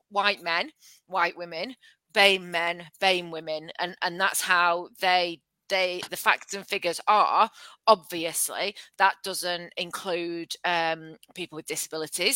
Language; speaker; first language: English; native; English